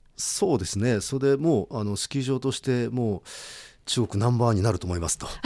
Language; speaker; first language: Japanese; native; Japanese